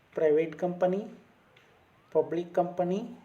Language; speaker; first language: English; non-native, local second language; Kannada